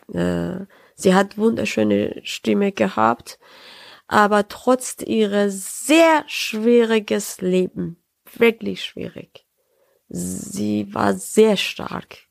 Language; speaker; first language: German; non-native, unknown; Persian